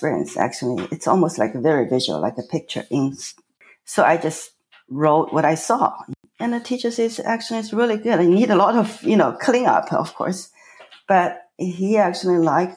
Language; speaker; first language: English; non-native, fluent; Chinese